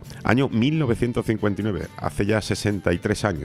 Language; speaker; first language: Spanish; native; Spanish